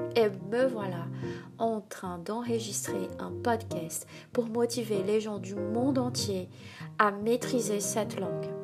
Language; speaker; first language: French; non-native, fluent; Portuguese